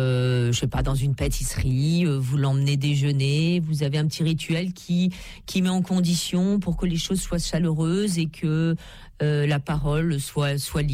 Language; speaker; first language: French; native; French